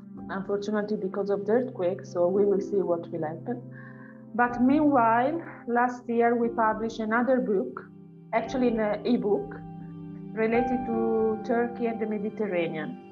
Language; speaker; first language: English; non-native, fluent; Italian